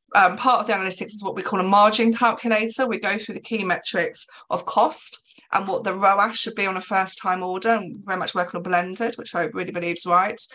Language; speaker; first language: English; native; English